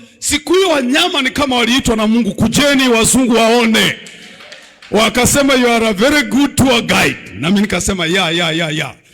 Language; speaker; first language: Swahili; non-native, local second language; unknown